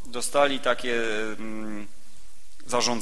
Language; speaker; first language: Polish; native; Polish